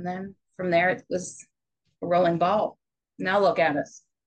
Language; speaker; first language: English; native; English